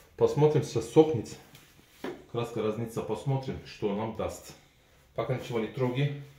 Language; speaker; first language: Russian; non-native, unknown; Turkish